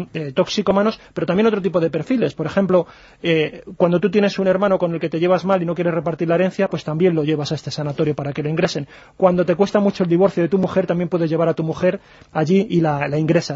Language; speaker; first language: Spanish; native; Spanish